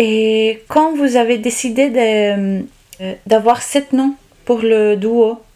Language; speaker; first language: French; non-native, local second language; Italian